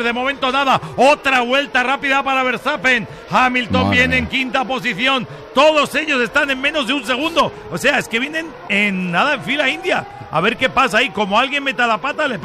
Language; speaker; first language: Spanish; native; Spanish